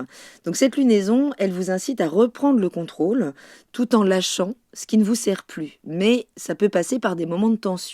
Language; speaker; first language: French; native; French